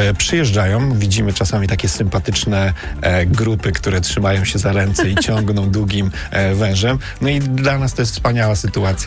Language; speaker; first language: Polish; native; Polish